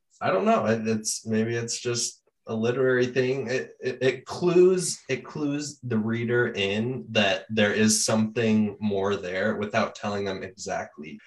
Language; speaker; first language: English; native; English